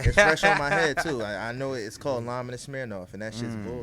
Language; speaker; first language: English; native; English